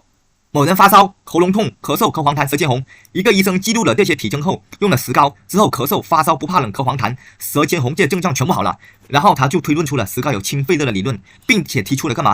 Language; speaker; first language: Chinese; native; Chinese